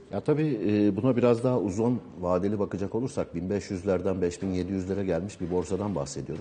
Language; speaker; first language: Turkish; native; Turkish